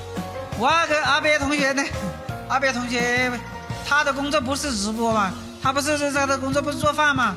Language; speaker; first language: Chinese; native; Chinese